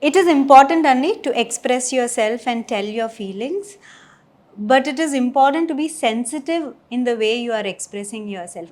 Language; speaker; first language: English; non-native, local second language; Telugu